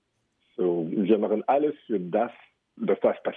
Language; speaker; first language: German; non-native, fluent; French